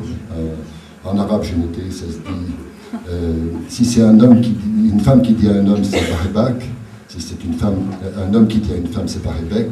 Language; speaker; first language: French; native; French